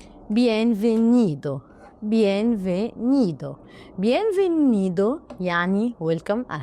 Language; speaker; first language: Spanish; non-native, learner; Arabic